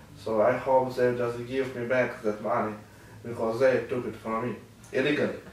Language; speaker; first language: English; non-native, learner; Ukrainian